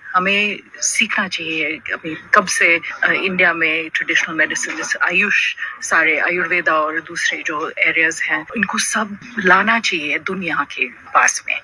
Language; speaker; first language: Hindi; non-native, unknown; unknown